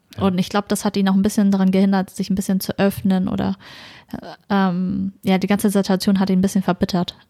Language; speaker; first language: German; native; German